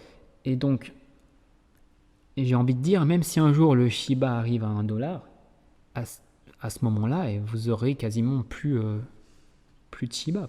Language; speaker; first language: French; native; French